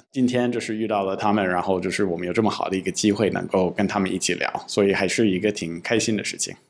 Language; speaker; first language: Chinese; non-native, fluent; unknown